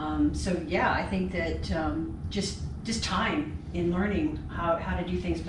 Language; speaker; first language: English; native; English